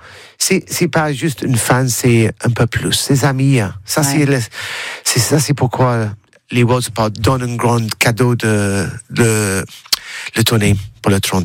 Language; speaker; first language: French; non-native, learner; English